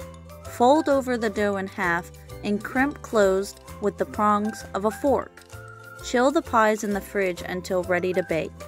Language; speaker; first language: English; native; English